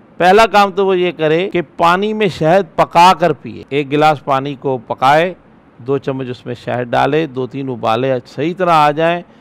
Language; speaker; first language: Urdu; native; Urdu